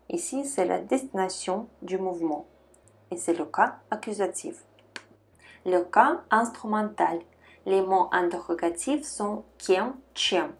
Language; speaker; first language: French; non-native, fluent; Russian